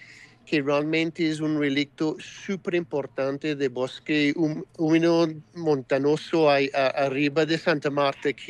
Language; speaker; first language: Spanish; non-native, fluent; English